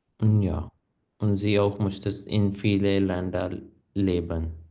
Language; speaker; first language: German; non-native, learner; Punjabi